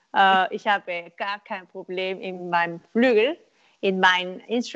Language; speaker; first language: German; non-native, learner; Korean